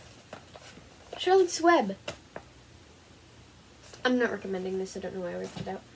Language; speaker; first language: English; native; English